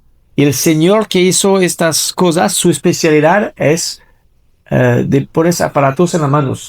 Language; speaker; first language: Spanish; non-native, fluent; French